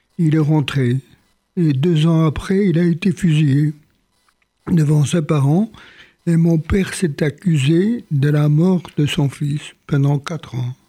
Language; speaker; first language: French; non-native, fluent; Polish